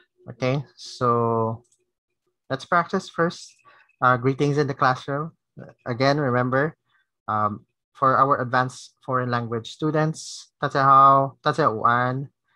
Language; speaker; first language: English; non-native, local second language; Cebuano